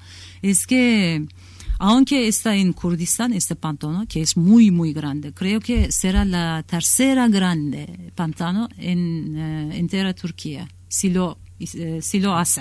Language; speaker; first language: Spanish; non-native, learner; Kurdish